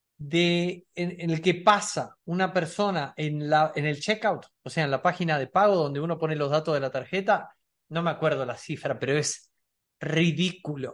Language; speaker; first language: Spanish; native; Spanish